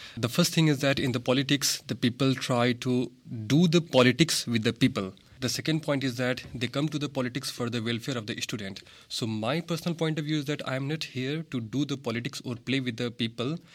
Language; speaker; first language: English; non-native, local second language; Hindi